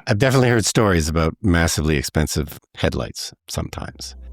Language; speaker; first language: English; native; English